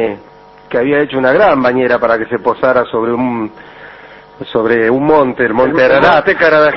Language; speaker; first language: Spanish; native; Spanish